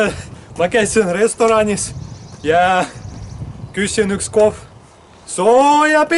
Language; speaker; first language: Estonian; non-native, local second language; Russian